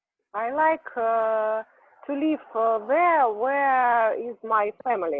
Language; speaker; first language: English; non-native, learner; Russian